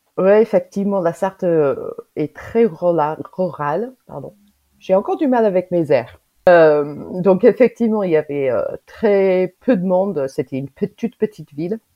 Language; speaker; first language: French; non-native, fluent; English